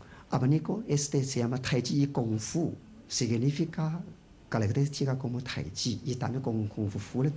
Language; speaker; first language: Spanish; non-native, learner; Chinese